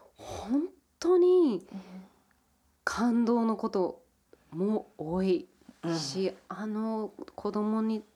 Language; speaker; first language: Japanese; early bilingual, heritage; English